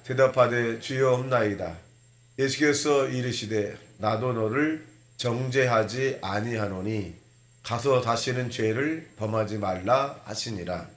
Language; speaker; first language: Korean; native; Korean